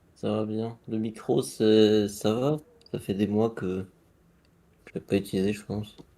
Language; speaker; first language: French; non-native, fluent; German